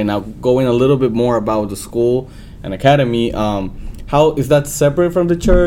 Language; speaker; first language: English; non-native, fluent; Spanish